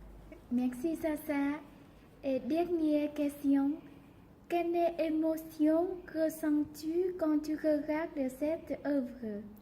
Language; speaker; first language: French; non-native, learner; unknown